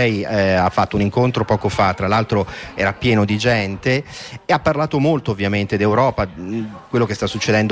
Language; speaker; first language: Italian; native; Italian